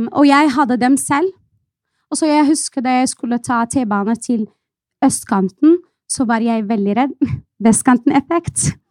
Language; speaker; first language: Norwegian; non-native, fluent; Arabic